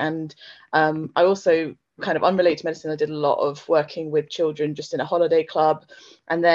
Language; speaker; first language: English; native; English